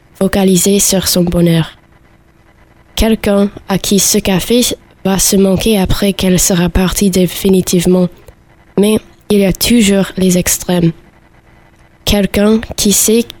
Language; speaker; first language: French; non-native, learner; English